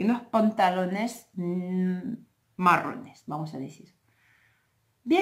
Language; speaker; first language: Spanish; non-native, fluent; French